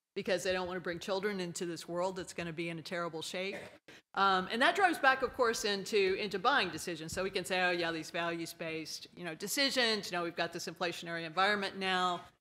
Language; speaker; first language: English; native; English